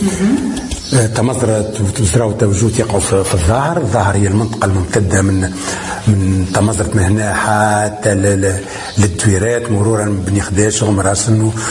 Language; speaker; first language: Arabic; non-native, local second language; Berber languages